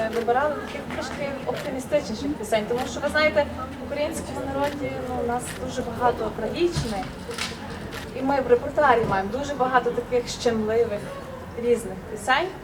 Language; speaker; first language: Ukrainian; native; Ukrainian